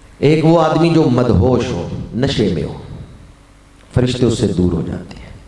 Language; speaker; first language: Urdu; non-native, local second language; Punjabi